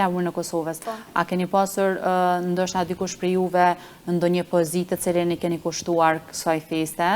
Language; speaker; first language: Albanian; native; Albanian